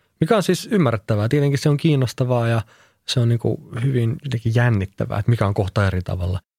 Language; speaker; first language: Finnish; native; Finnish